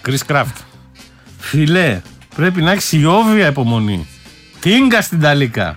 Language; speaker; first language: Greek; native; Greek